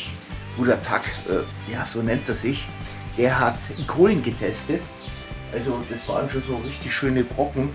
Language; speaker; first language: German; native; German